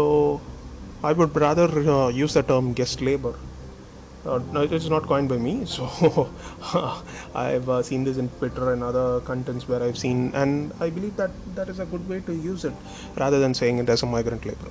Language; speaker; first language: English; non-native, local second language; Tamil